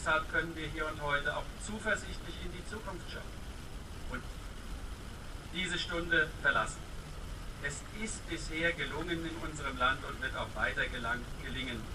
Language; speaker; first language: German; native; German